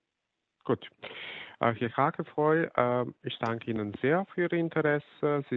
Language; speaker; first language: German; non-native, fluent; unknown